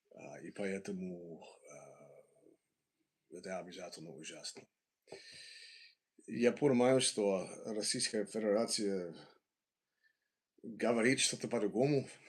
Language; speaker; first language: Russian; non-native, learner; English